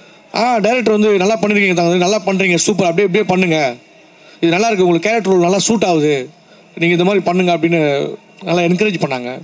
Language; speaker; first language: Tamil; native; Tamil